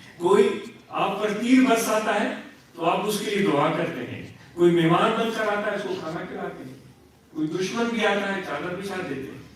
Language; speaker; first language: Urdu; non-native, local second language; Sindhi